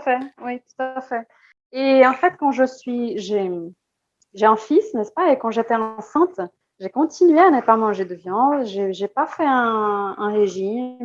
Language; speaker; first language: French; non-native, fluent; Portuguese